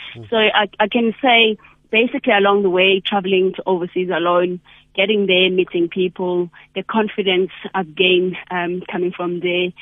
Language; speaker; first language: English; non-native, local second language; Zulu